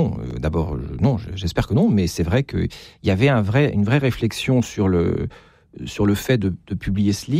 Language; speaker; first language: French; native; French